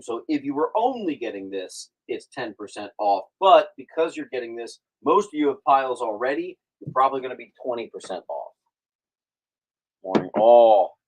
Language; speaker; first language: English; native; English